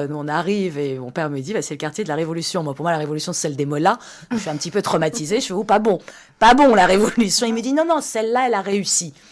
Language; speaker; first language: French; early bilingual, other home language; Persian